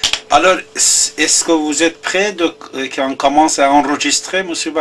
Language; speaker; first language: French; non-native, fluent; Persian